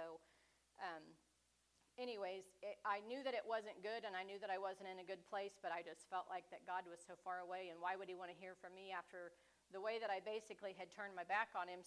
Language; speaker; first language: English; native; English